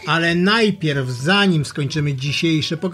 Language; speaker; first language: Polish; native; Polish